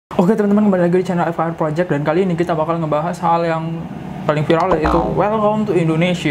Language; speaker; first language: Indonesian; native; Indonesian